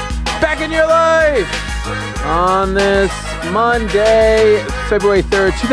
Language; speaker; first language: English; native; English